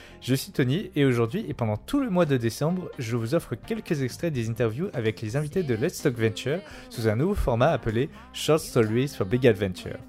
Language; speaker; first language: French; native; French